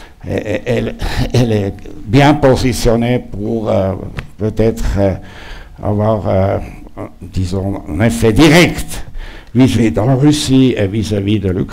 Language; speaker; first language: French; non-native, local second language; German